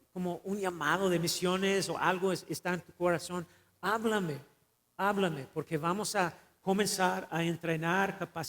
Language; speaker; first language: Spanish; non-native, fluent; English